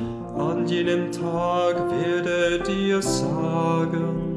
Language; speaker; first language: German; native; German